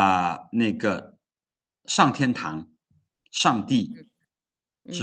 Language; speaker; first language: Chinese; non-native, fluent; Lao